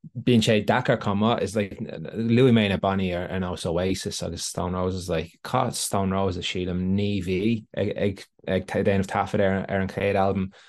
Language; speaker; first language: Irish; non-native, local second language; English